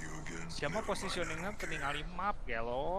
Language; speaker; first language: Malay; non-native, local second language; Sundanese